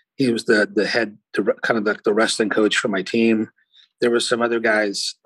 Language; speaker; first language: English; early bilingual, other home language; Portuguese